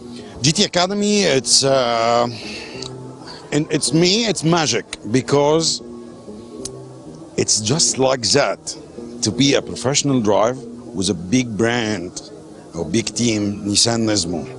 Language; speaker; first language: English; non-native, learner; Arabic